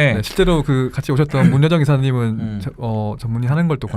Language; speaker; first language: Korean; native; Korean